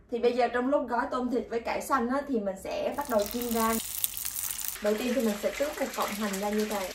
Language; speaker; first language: Vietnamese; native; Vietnamese